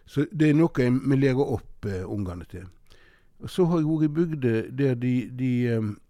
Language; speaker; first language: Norwegian; native; Norwegian